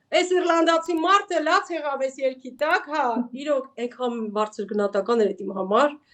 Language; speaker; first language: Armenian; native; Armenian